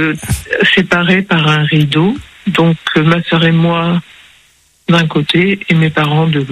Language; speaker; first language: French; early bilingual, other home language; Spanish